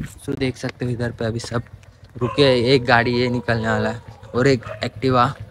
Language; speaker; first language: Hindi; non-native, local second language; Marathi